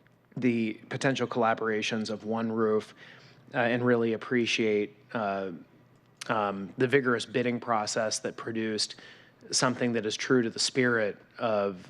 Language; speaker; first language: English; native; English